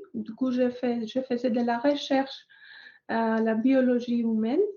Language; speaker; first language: French; non-native, fluent; Greek